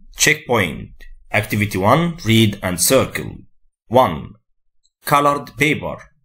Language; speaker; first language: English; non-native, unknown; Arabic